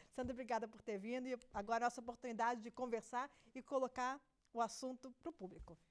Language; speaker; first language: Portuguese; native; Portuguese